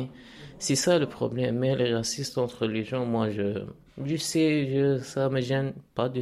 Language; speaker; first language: French; non-native, fluent; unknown